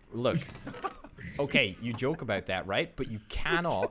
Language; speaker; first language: English; native; English